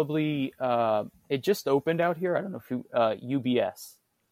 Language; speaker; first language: English; native; English